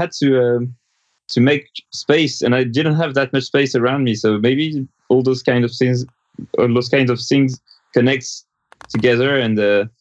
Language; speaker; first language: English; non-native, fluent; French